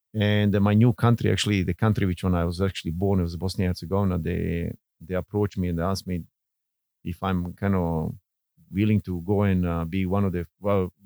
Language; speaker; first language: English; non-native, fluent; Bosnian